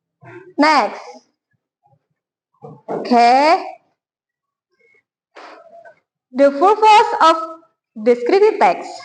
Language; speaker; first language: English; non-native, learner; Indonesian